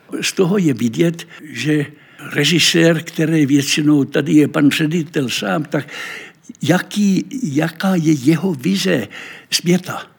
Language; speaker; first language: Czech; non-native, fluent; Finnish